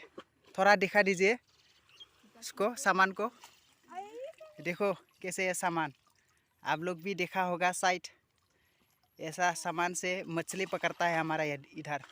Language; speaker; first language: Hindi; non-native, local second language; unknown